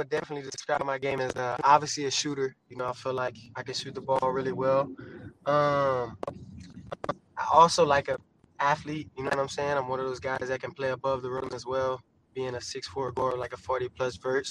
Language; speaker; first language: English; native; English